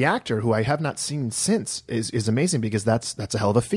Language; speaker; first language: English; native; English